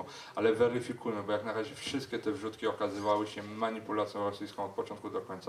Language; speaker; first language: Polish; native; Polish